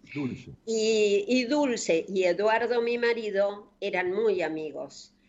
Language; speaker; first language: Spanish; native; Spanish